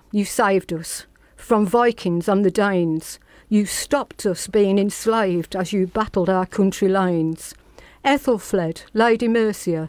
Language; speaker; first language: English; native; English